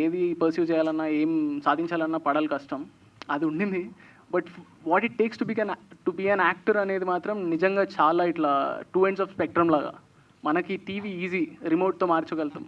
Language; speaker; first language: Telugu; native; Telugu